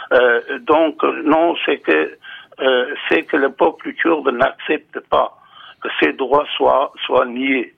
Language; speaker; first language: French; non-native, fluent; Kurdish